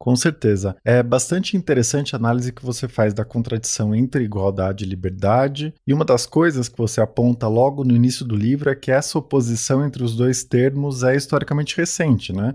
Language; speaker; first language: Portuguese; native; Portuguese